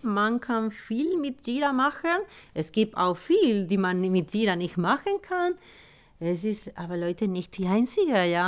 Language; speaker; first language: German; non-native, fluent; Spanish